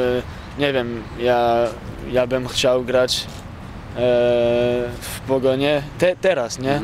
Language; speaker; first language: Polish; early bilingual, heritage; French